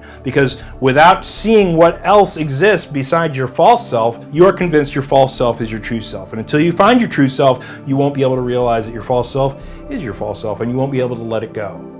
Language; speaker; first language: English; native; English